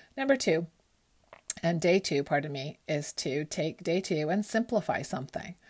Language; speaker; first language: English; early bilingual, other home language; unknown